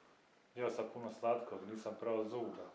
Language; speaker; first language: Bosnian; native; Bosnian